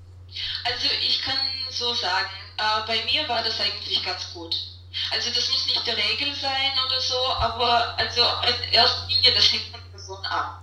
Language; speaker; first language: German; non-native, fluent; Russian